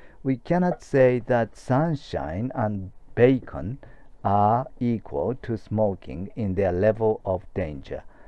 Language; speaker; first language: English; non-native, fluent; Japanese